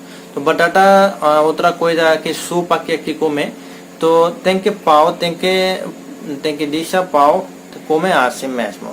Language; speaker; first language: Portuguese; non-native, learner; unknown